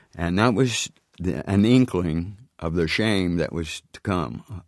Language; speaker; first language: English; native; English